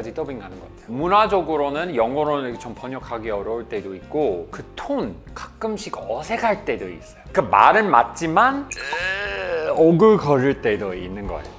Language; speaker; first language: Korean; non-native, fluent; English